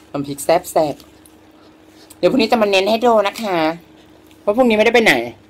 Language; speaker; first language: Thai; native; Thai